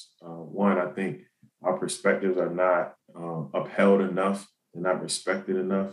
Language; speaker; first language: English; native; English